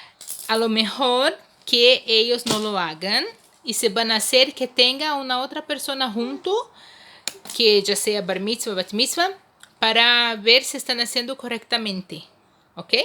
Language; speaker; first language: Spanish; non-native, fluent; Portuguese